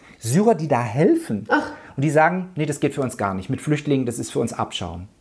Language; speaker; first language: German; native; German